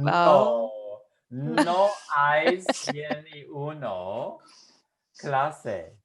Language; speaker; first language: Spanish; non-native, fluent; English